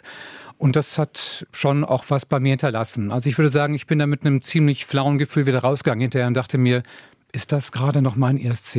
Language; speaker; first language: German; native; German